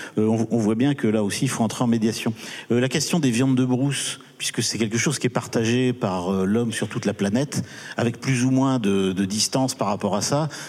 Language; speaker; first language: French; native; French